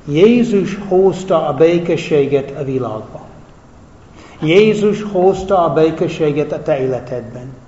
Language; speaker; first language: Hungarian; non-native, fluent; English